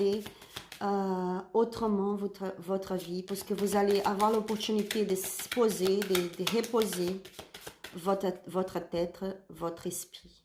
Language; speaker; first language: French; non-native, learner; Spanish